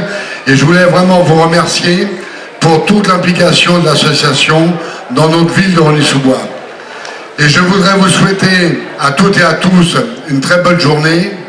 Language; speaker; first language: French; native; French